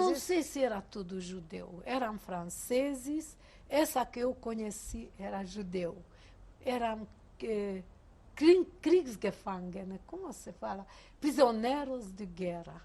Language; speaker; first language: Portuguese; non-native, fluent; Hungarian